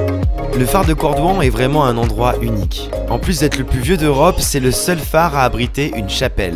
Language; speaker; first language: French; native; French